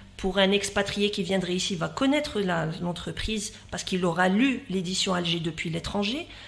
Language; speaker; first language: French; non-native, local second language; Arabic